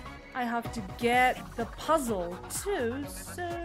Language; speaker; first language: English; non-native, fluent; Japanese